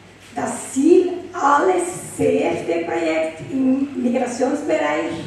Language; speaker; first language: German; non-native, fluent; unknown